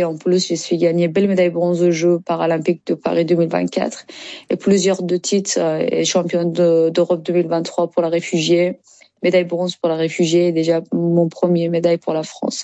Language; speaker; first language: French; non-native, learner; Persian